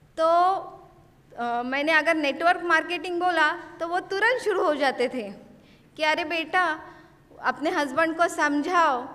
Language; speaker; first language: Hindi; non-native, local second language; Marathi